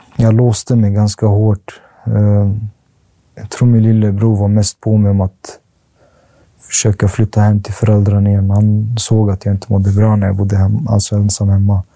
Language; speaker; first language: Swedish; early bilingual, other home language; Arabic